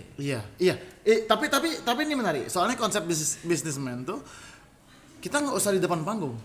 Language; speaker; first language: Indonesian; native; Indonesian